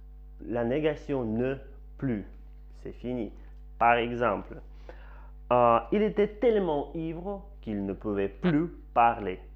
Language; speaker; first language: French; non-native, fluent; Russian